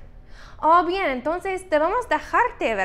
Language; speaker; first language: Spanish; non-native, fluent; English